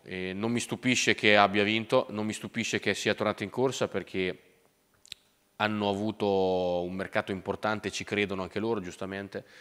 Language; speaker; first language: Italian; native; Italian